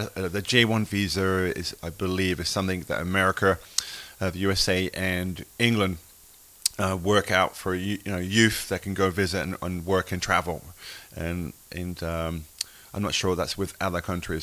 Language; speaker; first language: English; native; English